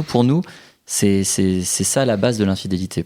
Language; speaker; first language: French; native; French